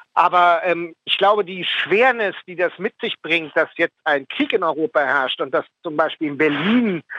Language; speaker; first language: German; native; German